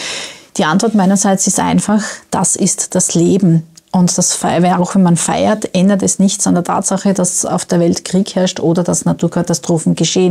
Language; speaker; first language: German; native; German